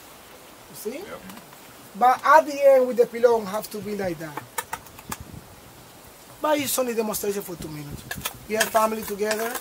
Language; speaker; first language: English; non-native, fluent; Spanish